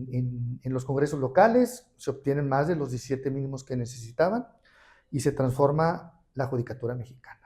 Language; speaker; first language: Spanish; native; Spanish